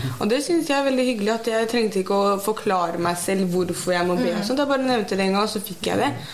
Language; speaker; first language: Norwegian; early bilingual, other home language; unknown